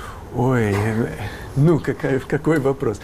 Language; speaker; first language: Russian; non-native, fluent; English